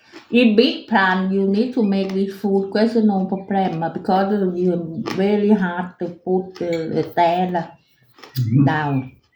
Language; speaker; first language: English; non-native, learner; Thai